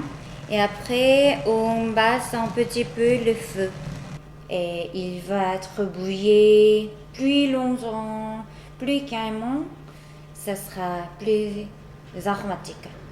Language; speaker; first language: French; non-native, learner; Korean